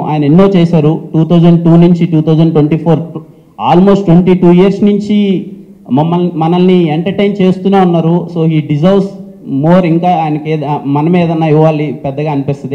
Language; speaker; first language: Telugu; native; Telugu